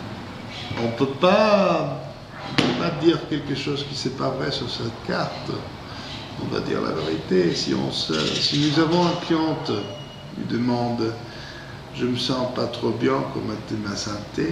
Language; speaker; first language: French; non-native, fluent; English